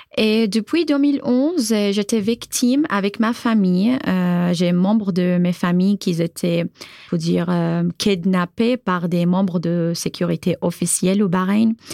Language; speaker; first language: French; non-native, fluent; Arabic